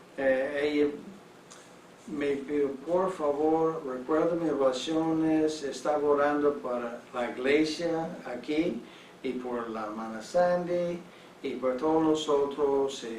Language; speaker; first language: Spanish; non-native, fluent; English